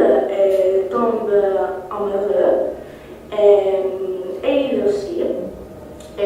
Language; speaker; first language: French; non-native, learner; Italian